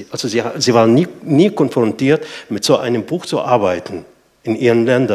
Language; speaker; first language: German; non-native, fluent; Arabic